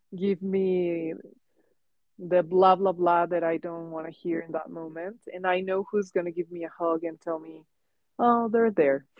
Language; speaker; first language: English; non-native, fluent; Spanish